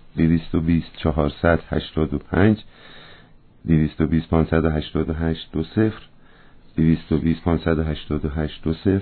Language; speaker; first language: Persian; native; Persian